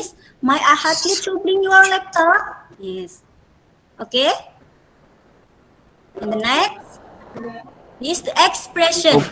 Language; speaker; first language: English; non-native, fluent; Indonesian